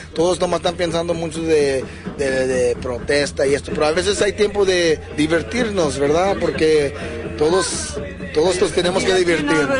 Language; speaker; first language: Spanish; early bilingual, heritage; English